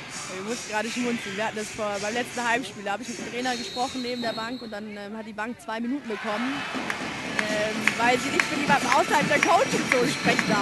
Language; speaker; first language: German; native; German